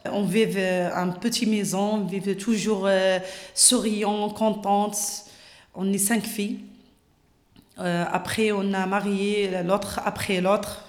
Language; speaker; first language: French; non-native, local second language; Arabic